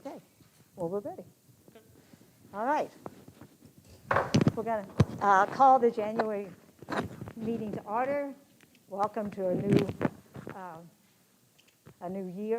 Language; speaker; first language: English; native; English